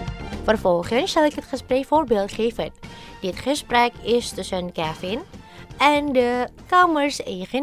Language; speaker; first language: Dutch; non-native, fluent; Indonesian